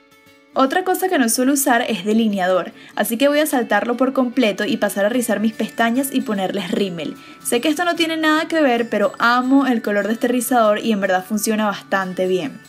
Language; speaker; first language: Spanish; native; Spanish